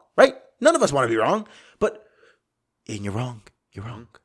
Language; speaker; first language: English; native; English